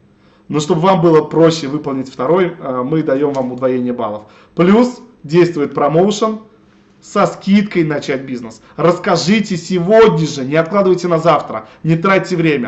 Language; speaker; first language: Russian; native; Russian